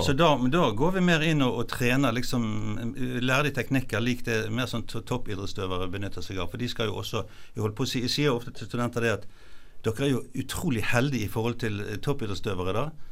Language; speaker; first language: Norwegian; native; Norwegian